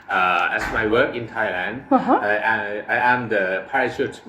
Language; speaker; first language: English; non-native, learner; Thai